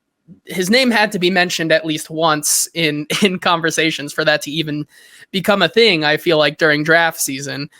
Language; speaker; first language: English; native; English